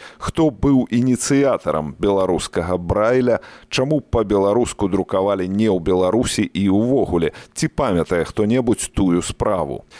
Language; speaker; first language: Belarusian; native; Belarusian